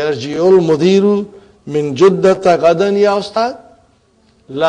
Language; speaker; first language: Arabic; non-native, fluent; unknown